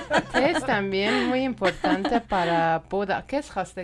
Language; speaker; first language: Spanish; non-native, fluent; Persian